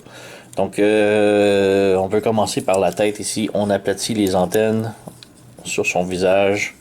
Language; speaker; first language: French; native; French